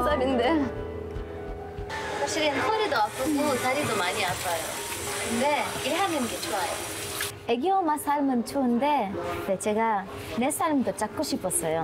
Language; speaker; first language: Korean; non-native, learner; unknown